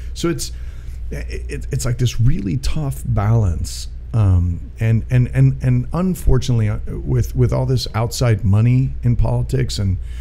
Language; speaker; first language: English; native; English